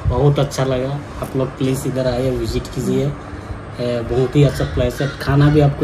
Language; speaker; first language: Hindi; non-native, local second language; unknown